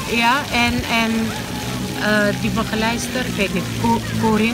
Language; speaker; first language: Dutch; non-native, learner; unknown